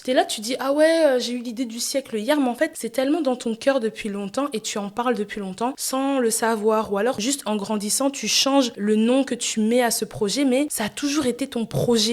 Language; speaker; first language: French; native; French